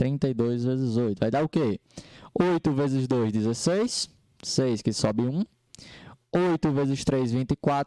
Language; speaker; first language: Portuguese; native; Portuguese